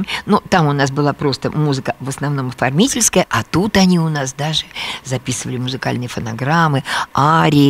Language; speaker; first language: Russian; native; Russian